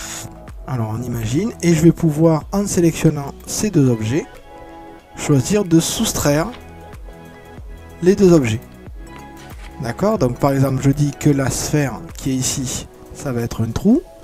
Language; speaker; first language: French; native; French